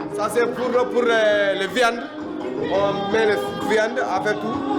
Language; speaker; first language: French; non-native, learner; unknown